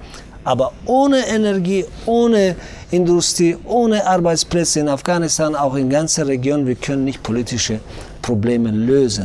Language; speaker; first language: German; non-native, fluent; Tajik